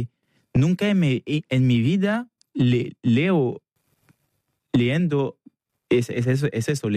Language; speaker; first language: Spanish; non-native, learner; French